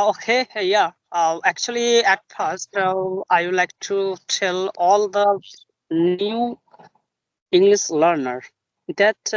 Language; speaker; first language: English; non-native, local second language; Bangla